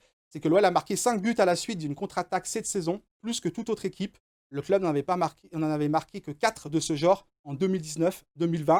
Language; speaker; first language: French; native; French